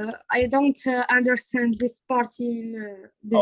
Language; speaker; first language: English; non-native, learner; Arabic